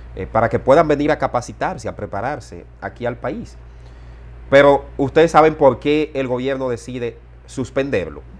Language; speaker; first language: Spanish; native; Spanish